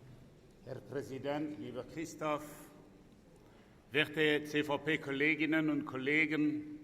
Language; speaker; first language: German; non-native, local second language; French